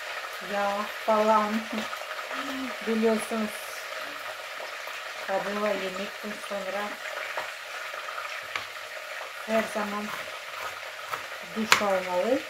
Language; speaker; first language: Turkish; non-native, learner; Russian